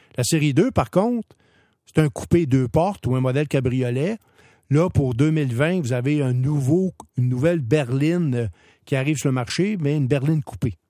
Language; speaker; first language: French; native; French